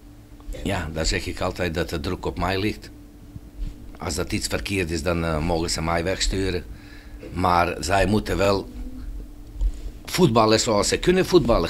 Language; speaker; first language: Dutch; non-native, fluent; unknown